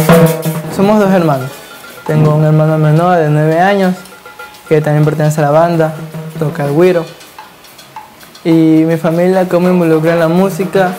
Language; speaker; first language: Spanish; native; Spanish